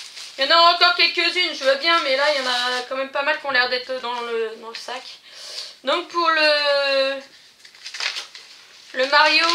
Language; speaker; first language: French; native; French